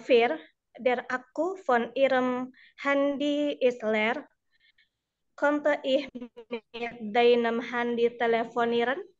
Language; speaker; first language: German; non-native, learner; Indonesian